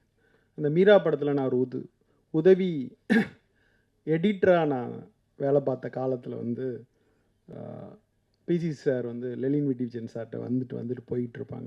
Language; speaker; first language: Tamil; native; Tamil